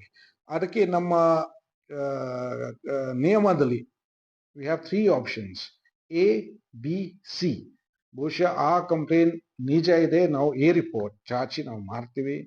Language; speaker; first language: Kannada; non-native, fluent; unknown